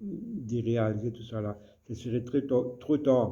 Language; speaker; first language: French; non-native, local second language; Morisyen